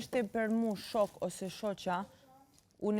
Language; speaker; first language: Albanian; early bilingual, heritage; Albanian